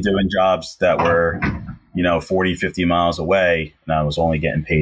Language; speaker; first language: English; native; English